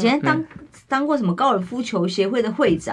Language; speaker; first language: Chinese; native; Chinese